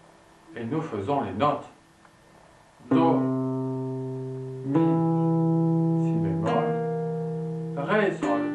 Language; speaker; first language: French; native; French